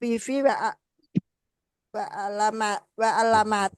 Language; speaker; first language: Arabic; non-native, learner; Indonesian